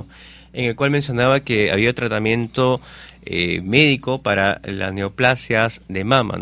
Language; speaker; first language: Spanish; native; Spanish